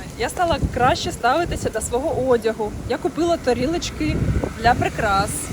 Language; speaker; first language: Ukrainian; non-native, local second language; Russian